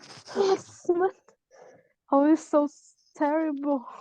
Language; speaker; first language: English; non-native, learner; Vietnamese